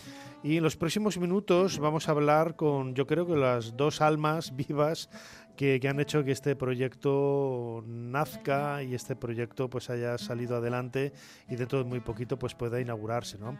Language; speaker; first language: Spanish; native; Spanish